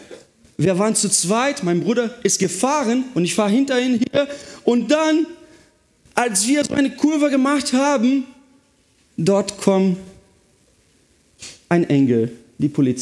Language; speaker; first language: German; non-native, fluent; Portuguese